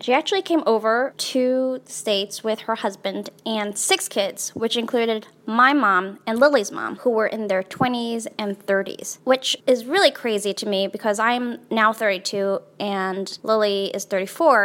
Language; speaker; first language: English; early bilingual, other home language; Chinese